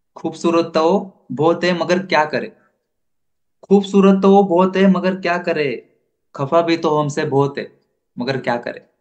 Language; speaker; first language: Hindi; non-native, local second language; Marathi